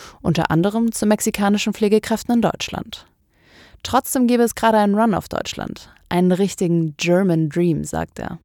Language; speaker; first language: German; native; German